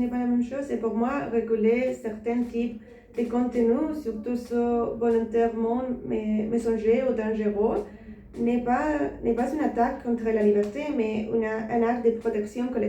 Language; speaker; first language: French; non-native, learner; Spanish